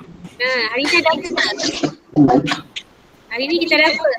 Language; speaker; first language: Malay; native; Malay